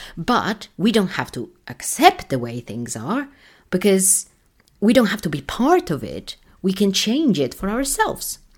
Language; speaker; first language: English; non-native, fluent; Polish